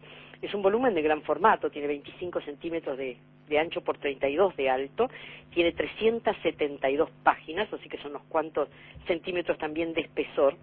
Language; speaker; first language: Spanish; native; Spanish